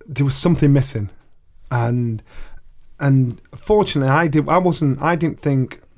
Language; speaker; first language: English; native; English